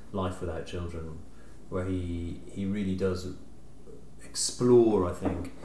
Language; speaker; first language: English; native; English